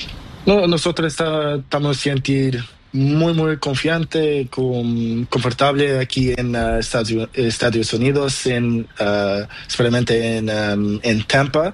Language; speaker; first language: Spanish; non-native, learner; Portuguese